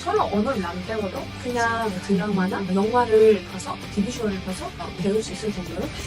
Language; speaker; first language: Korean; non-native, fluent; Azerbaijani